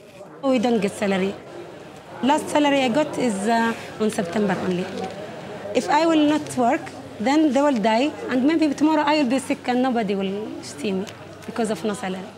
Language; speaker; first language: English; non-native, fluent; Arabic